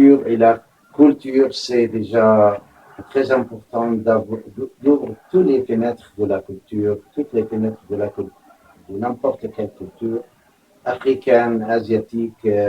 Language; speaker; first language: French; non-native, fluent; Arabic